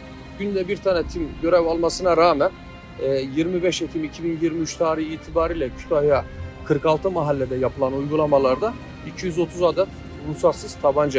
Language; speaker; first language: Turkish; native; Turkish